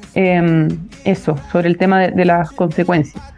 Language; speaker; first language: Spanish; native; Spanish